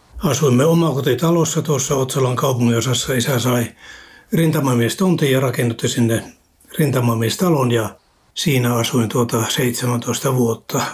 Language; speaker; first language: Finnish; native; Finnish